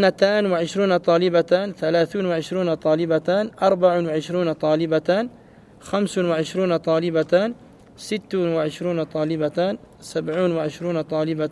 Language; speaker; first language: Arabic; non-native, fluent; French